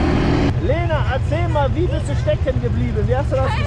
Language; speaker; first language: German; native; German